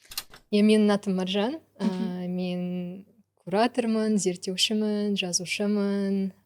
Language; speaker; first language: Kazakh; non-native, local second language; Russian